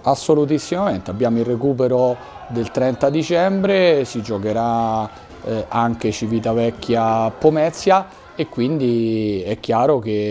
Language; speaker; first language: Italian; native; Italian